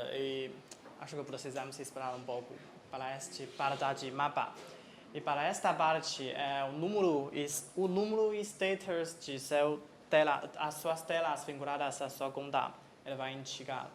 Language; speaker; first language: Portuguese; non-native, fluent; Chinese